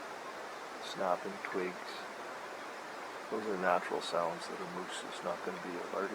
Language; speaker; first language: English; native; English